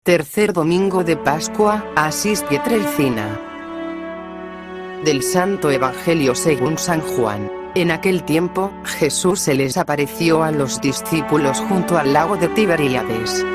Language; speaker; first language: Spanish; native; Spanish